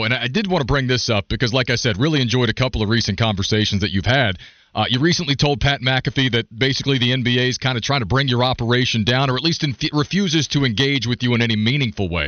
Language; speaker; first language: English; native; English